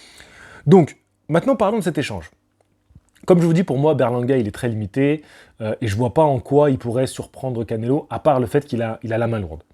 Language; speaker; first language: French; native; French